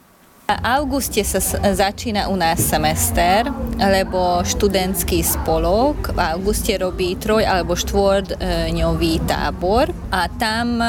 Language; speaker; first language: Slovak; non-native, local second language; Hungarian